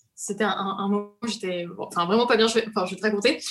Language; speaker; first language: French; native; French